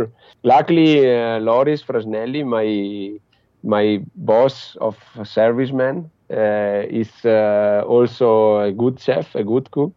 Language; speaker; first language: English; non-native, fluent; Italian